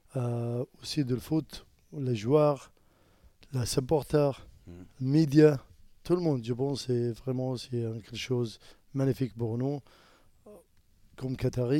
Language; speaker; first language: French; non-native, learner; Arabic